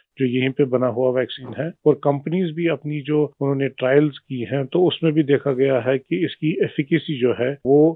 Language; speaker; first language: Hindi; non-native, local second language; Kashmiri